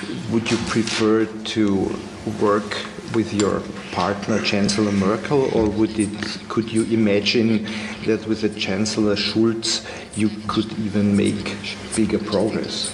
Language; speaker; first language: English; non-native, fluent; German